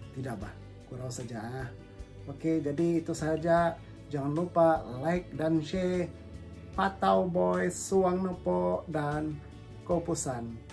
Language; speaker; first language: Malay; non-native, local second language; Central Dusun